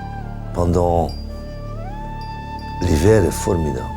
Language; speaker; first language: French; non-native, local second language; Dutch